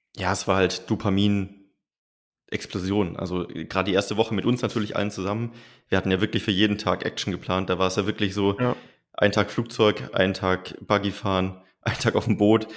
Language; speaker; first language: German; native; German